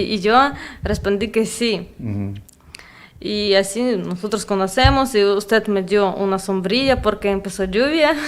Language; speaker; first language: Spanish; non-native, learner; Russian